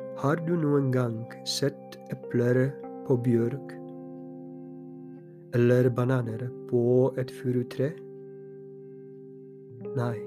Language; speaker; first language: Norwegian; non-native, fluent; Polish